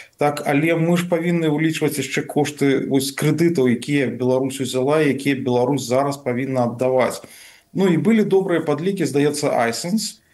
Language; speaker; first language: Belarusian; non-native, local second language; Russian